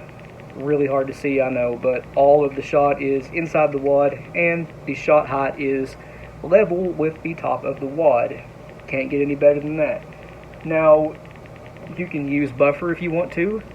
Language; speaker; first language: English; native; English